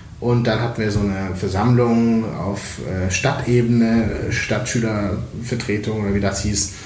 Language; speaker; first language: German; native; German